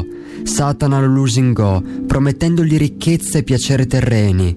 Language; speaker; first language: Italian; native; Italian